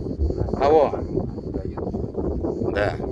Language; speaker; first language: Russian; native; Russian